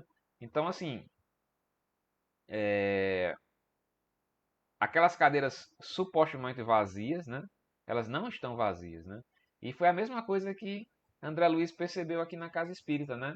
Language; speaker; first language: Portuguese; native; Portuguese